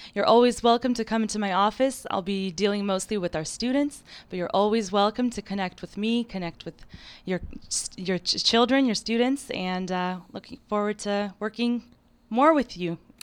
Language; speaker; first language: English; early bilingual, other home language; Ukrainian